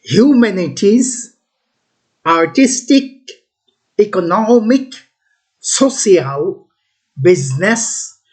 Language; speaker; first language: English; non-native, local second language; Bangla